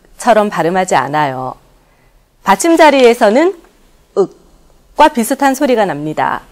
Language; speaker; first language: Korean; native; Korean